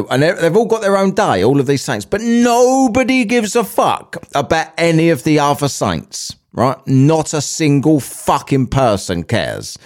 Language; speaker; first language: English; native; English